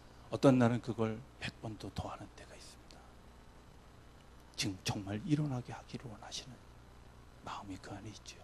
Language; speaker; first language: Korean; native; Korean